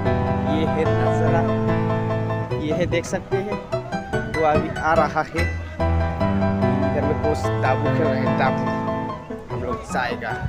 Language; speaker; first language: Hindi; non-native, local second language; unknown